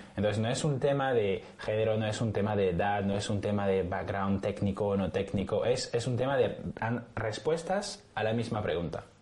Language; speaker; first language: Spanish; non-native, fluent; French